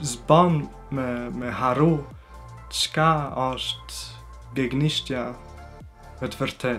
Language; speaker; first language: Albanian; early bilingual, heritage; Albanian